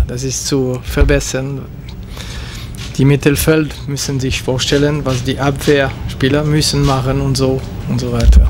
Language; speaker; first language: German; non-native, local second language; French